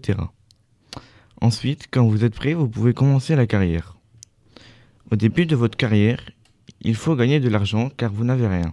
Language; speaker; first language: French; native; French